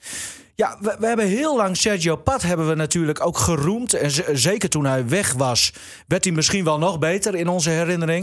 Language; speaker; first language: Dutch; native; Dutch